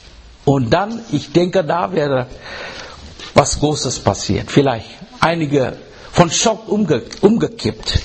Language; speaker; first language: German; non-native, fluent; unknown